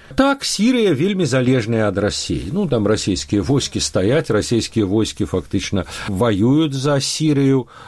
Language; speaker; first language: Belarusian; non-native, local second language; Russian